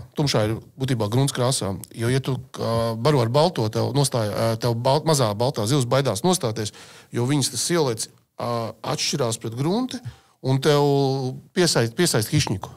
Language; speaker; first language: Latvian; native; Latvian